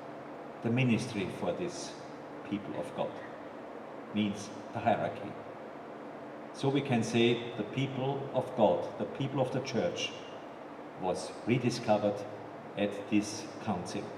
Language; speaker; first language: English; non-native, fluent; German